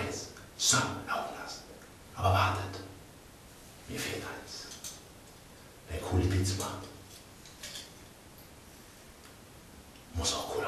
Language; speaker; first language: German; native; German